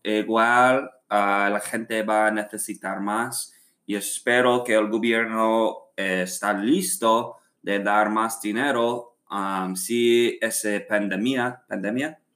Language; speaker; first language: Spanish; non-native, learner; English